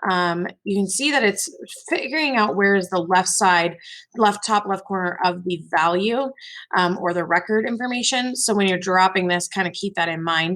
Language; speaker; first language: English; native; English